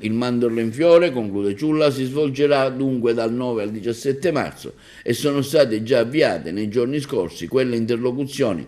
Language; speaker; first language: Italian; native; Italian